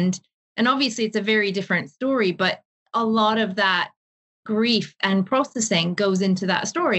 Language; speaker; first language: English; native; English